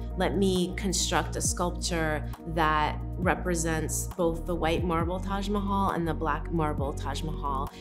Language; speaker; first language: English; native; English